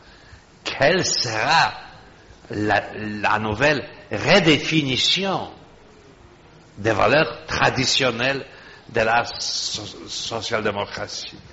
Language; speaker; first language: French; non-native, fluent; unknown